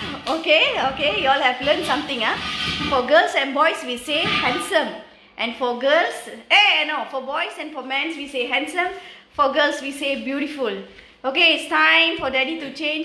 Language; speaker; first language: English; non-native, local second language; Tamil